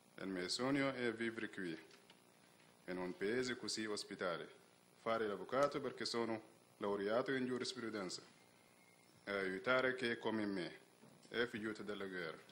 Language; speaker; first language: Italian; non-native, learner; Arabic